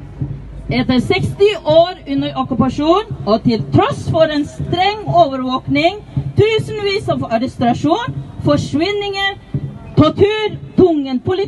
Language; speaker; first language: Norwegian; non-native, fluent; Tibetan